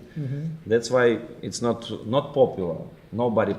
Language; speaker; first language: English; non-native, fluent; Ukrainian